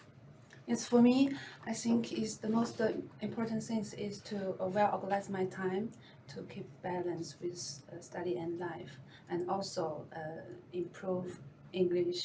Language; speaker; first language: English; non-native, learner; Chinese